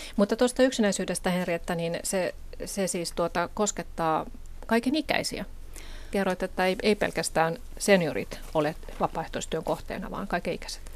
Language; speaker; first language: Finnish; native; Finnish